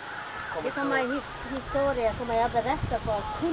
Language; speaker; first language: Swedish; non-native, learner; Thai